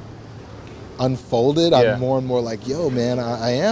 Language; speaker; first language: English; native; English